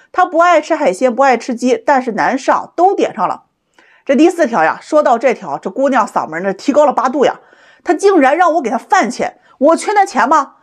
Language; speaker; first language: Chinese; native; Chinese